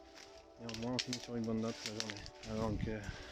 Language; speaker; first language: French; native; French